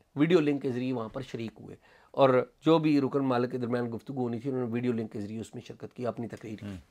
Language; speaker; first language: Urdu; non-native, local second language; Punjabi